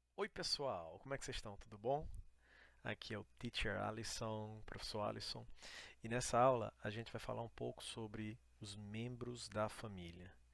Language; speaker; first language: Portuguese; native; Portuguese